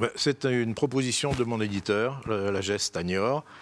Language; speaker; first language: French; native; French